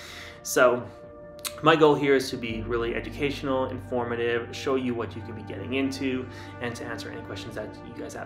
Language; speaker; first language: English; native; English